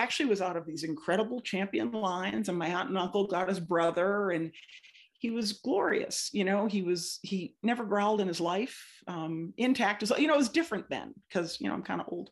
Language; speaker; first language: English; native; English